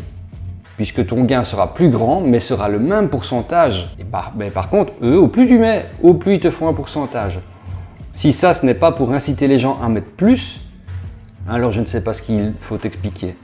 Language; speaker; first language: French; native; French